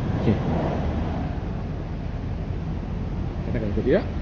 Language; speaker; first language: Italian; native; Italian